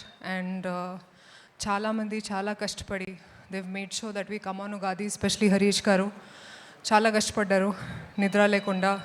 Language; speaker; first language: Telugu; non-native, local second language; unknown